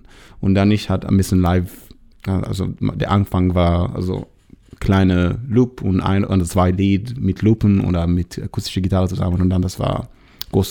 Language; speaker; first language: German; non-native, learner; Hebrew